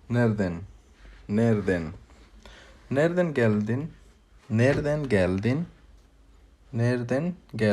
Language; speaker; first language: Turkish; non-native, learner; Urdu